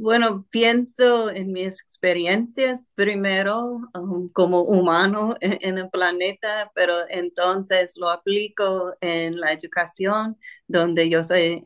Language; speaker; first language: Spanish; non-native, fluent; English